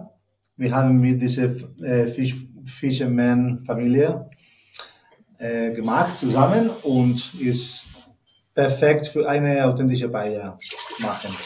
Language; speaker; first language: German; non-native, learner; Spanish